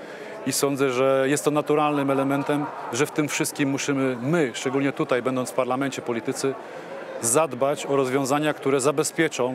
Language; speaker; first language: Polish; native; Polish